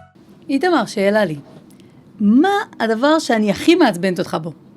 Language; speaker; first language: Hebrew; native; Hebrew